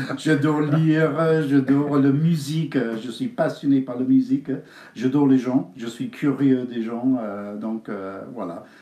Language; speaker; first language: French; non-native, fluent; English